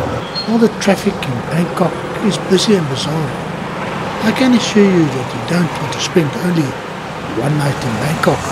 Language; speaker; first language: English; non-native, fluent; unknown